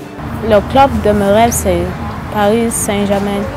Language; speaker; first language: French; non-native, local second language; English